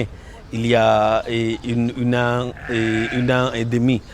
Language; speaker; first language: French; non-native, learner; Hebrew